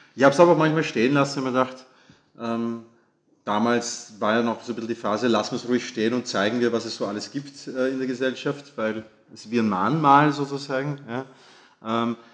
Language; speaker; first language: German; native; German